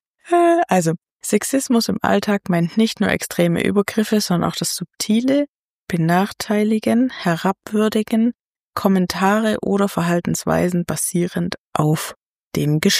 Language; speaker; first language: German; native; German